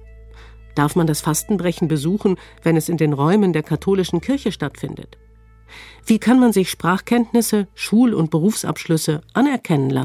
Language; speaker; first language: German; native; German